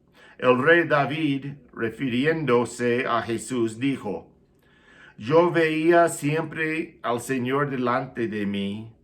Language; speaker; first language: Spanish; non-native, fluent; English